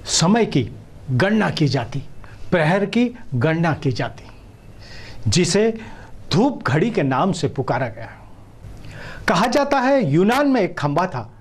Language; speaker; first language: Hindi; non-native, local second language; Marathi